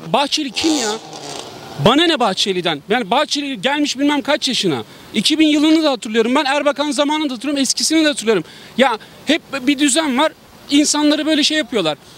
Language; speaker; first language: Turkish; native; Turkish